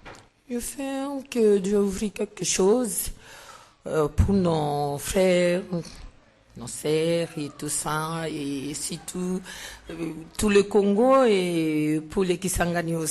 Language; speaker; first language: French; non-native, learner; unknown